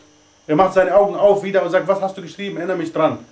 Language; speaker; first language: German; non-native, fluent; Arabic